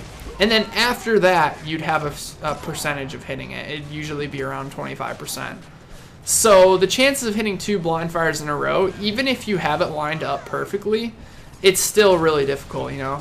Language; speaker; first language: English; native; English